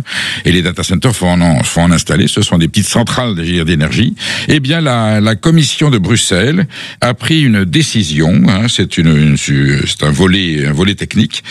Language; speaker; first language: French; native; French